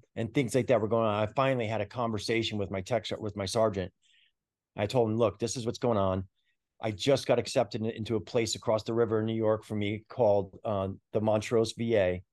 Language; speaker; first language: English; native; English